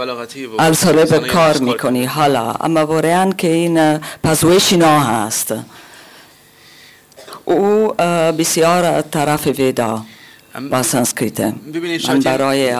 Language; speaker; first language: Persian; non-native, learner; German